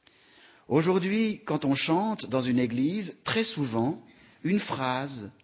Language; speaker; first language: French; native; French